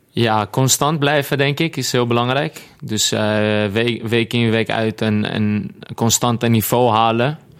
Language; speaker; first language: Dutch; non-native, fluent; Greek